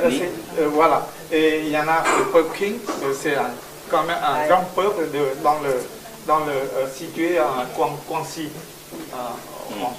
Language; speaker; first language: French; non-native, learner; Chinese